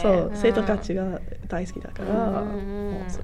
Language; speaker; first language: Japanese; non-native, learner; English